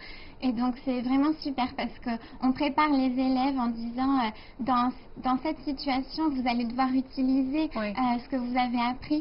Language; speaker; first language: French; native; French